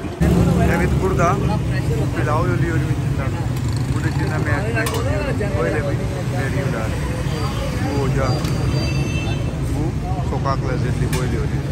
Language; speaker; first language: Turkish; non-native, learner; Urdu